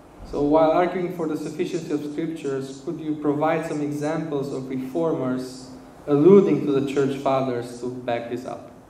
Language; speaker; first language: English; non-native, fluent; Romanian